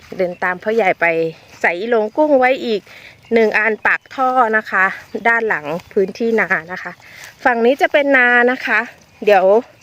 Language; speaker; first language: Thai; non-native, local second language; Northeastern Thai